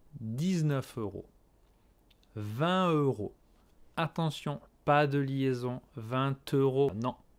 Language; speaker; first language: French; native; French